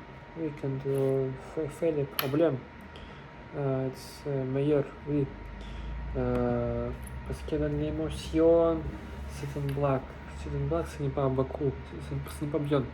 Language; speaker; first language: French; non-native, learner; Russian